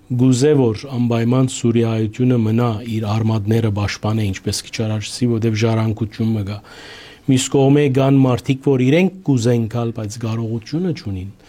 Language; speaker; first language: Armenian; early bilingual, heritage; Armenian